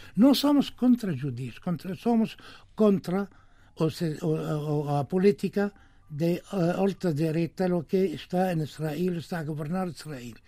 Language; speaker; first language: Portuguese; non-native, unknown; Arabic